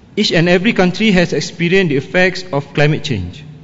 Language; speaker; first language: English; non-native, local second language; Malay